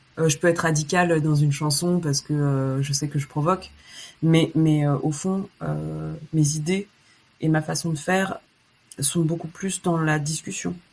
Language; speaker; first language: French; early bilingual, other home language; Chinese